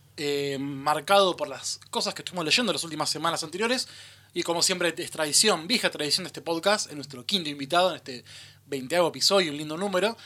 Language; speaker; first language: Spanish; native; Spanish